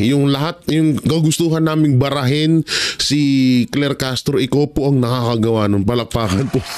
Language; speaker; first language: Filipino; non-native, local second language; Cebuano